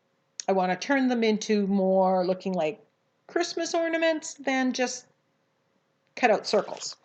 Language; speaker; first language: English; native; English